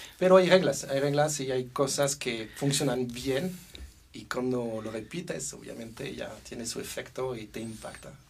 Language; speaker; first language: Spanish; non-native, fluent; French